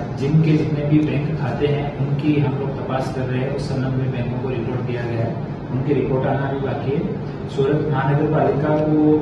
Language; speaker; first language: Hindi; non-native, local second language; Gujarati